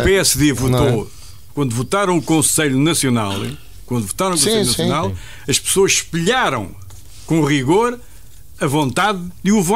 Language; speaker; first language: Portuguese; native; Portuguese